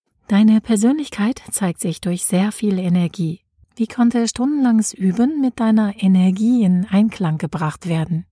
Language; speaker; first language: German; native; German